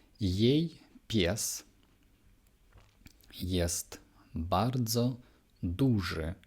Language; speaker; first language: Polish; non-native, fluent; Ukrainian